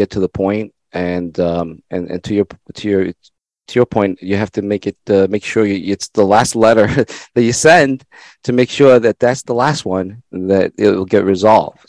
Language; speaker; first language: English; non-native, fluent; Spanish